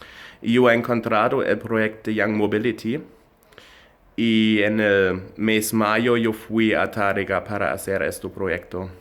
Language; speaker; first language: Spanish; non-native, learner; German